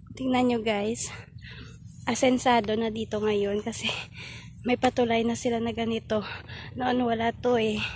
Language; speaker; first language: Filipino; non-native, local second language; Hiligaynon